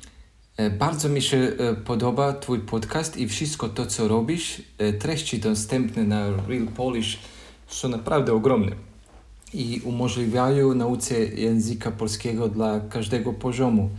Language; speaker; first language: Polish; non-native, learner; Croatian